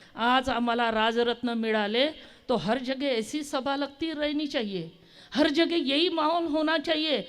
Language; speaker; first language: Hindi; non-native, local second language; Marathi